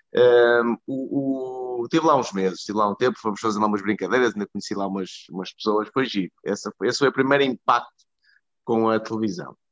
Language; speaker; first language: Portuguese; native; Portuguese